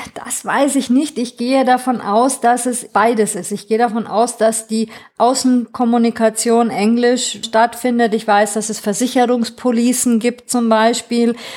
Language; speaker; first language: German; non-native, fluent; Greek